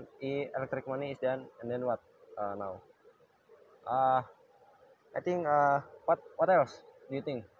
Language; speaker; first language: English; non-native, learner; Indonesian